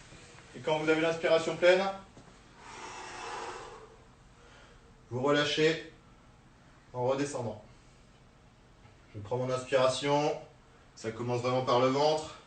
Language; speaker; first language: French; native; French